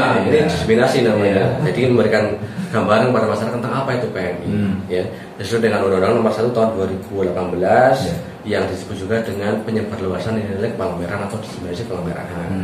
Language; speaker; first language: Indonesian; native; Indonesian